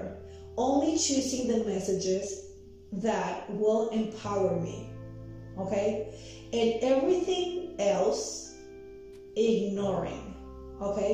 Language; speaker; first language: English; non-native, fluent; Spanish